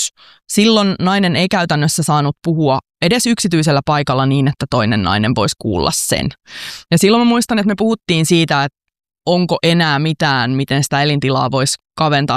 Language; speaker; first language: Finnish; native; Finnish